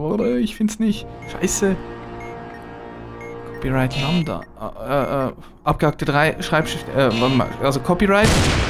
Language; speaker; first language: German; native; German